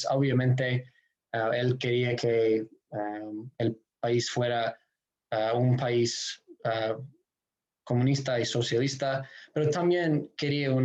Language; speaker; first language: Spanish; non-native, fluent; English